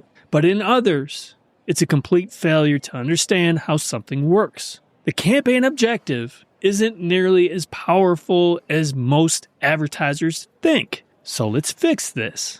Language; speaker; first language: English; native; English